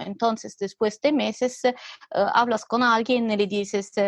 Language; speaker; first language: Spanish; non-native, fluent; Italian